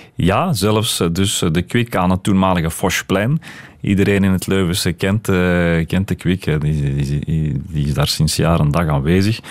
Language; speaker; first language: Dutch; early bilingual, other home language; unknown